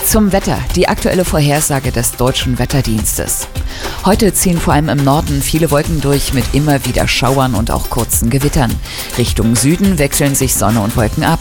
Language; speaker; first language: German; native; German